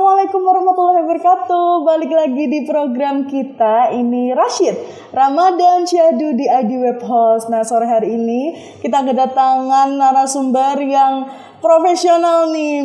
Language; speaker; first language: Indonesian; native; Indonesian